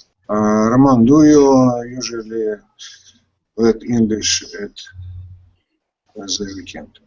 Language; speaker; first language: English; non-native, learner; Russian